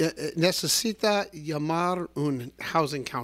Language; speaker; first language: Spanish; non-native, learner; English